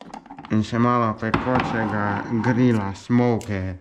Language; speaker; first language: Slovenian; early bilingual, other home language; Polish